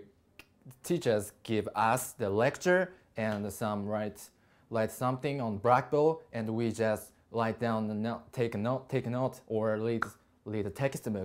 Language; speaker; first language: English; non-native, learner; Japanese